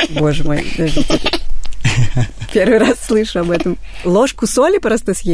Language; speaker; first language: Russian; native; Russian